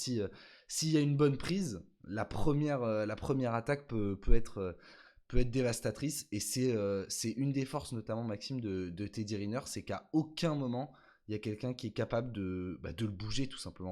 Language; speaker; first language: French; native; French